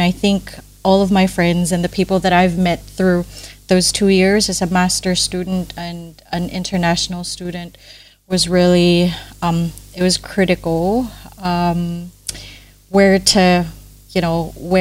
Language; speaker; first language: English; non-native, local second language; Filipino